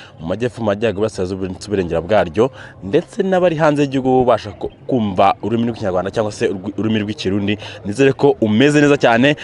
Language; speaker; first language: Kinyarwanda; native; Kinyarwanda